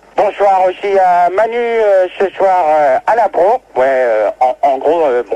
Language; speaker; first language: French; native; French